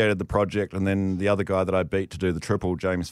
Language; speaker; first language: English; native; English